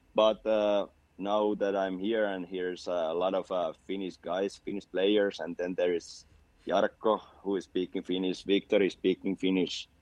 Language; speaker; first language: English; non-native, fluent; Finnish